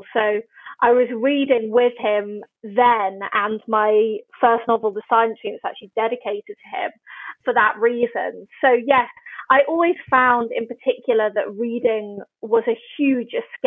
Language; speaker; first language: English; native; English